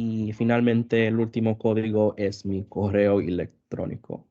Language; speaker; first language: Spanish; early bilingual, other home language; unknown